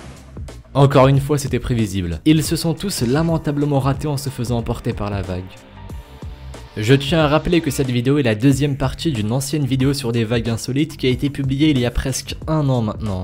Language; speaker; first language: French; native; French